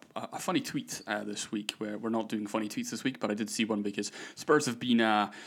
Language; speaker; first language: English; native; English